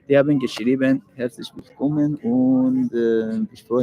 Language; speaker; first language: German; non-native, learner; Persian